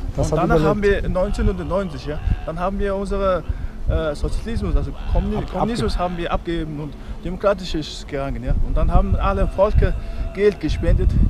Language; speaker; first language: German; non-native, learner; Mongolian